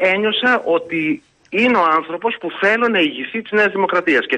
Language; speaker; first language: Greek; early bilingual, heritage; Greek